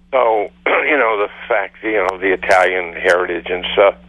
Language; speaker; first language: English; native; English